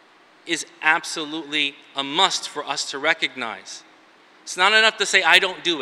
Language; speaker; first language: English; native; English